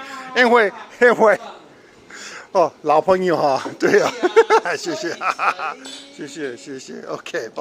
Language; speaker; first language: Chinese; non-native, learner; English